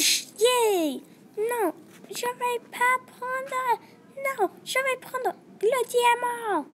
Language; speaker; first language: French; non-native, learner; English